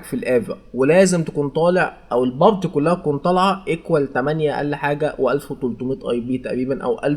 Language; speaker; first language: Arabic; native; Arabic